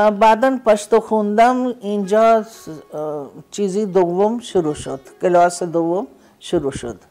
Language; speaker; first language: Persian; non-native, fluent; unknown